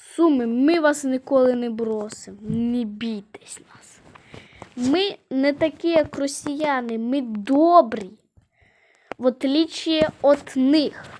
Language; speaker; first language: Ukrainian; non-native, local second language; Russian